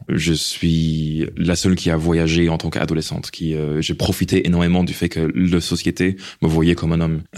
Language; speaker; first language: French; non-native, fluent; English